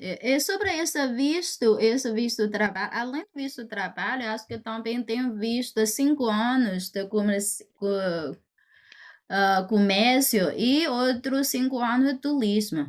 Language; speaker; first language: Portuguese; non-native, fluent; Chinese